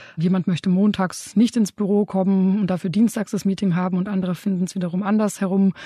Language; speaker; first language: German; native; German